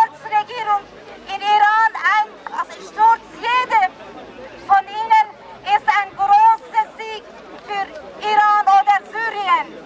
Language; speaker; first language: German; non-native, learner; Persian